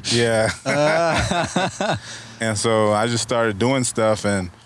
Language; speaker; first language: English; native; English